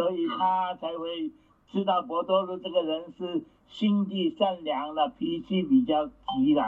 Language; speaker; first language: Chinese; native; Chinese